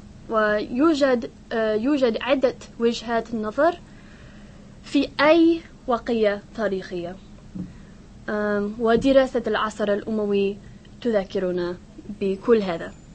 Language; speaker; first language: Arabic; non-native, fluent; English